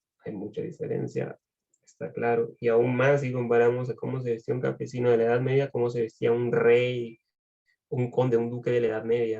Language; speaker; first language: Spanish; native; Spanish